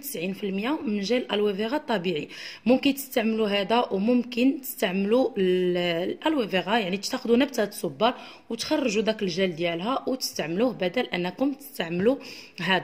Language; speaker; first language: Arabic; native; Arabic